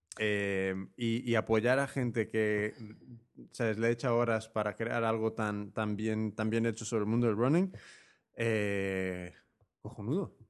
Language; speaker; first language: Spanish; native; Spanish